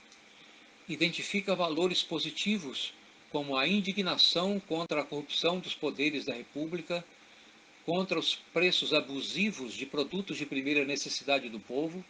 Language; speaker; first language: Portuguese; native; Portuguese